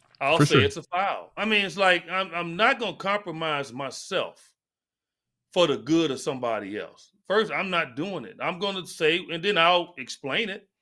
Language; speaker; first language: English; native; English